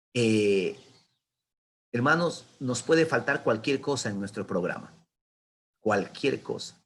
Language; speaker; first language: Spanish; native; Spanish